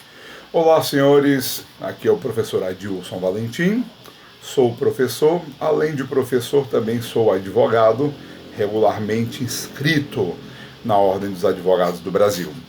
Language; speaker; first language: Portuguese; native; Portuguese